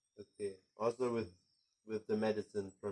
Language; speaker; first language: English; non-native, fluent; German